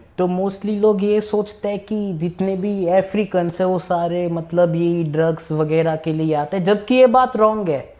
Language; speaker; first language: Hindi; early bilingual, other home language; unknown